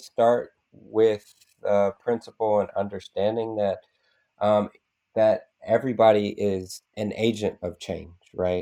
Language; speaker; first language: English; native; English